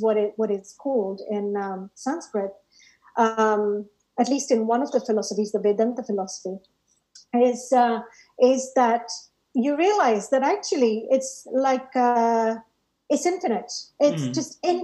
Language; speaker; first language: English; native; English